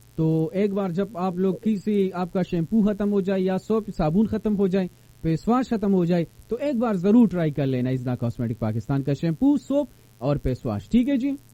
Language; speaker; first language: Urdu; non-native, local second language; Pashto